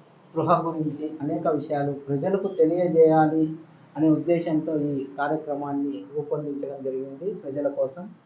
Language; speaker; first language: Telugu; native; Telugu